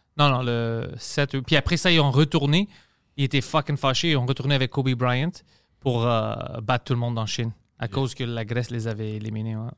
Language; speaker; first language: French; non-native, fluent; Greek